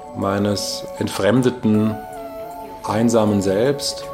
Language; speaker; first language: German; native; German